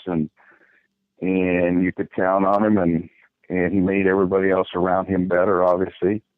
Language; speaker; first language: English; native; English